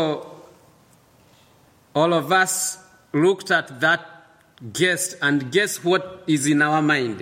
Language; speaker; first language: English; non-native, local second language; Kikuyu